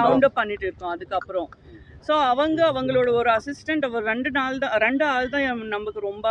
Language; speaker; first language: Tamil; non-native, local second language; Gujarati